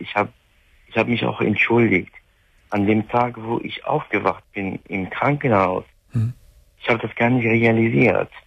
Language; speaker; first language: German; non-native, fluent; Arabic